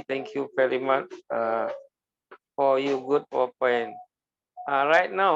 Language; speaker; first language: English; non-native, learner; Malay